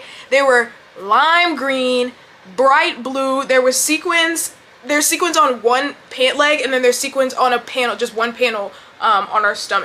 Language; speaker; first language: English; native; English